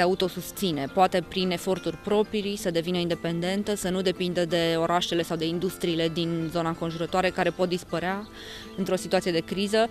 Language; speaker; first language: Romanian; native; Romanian